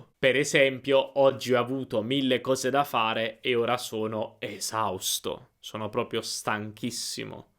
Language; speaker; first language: Italian; native; Italian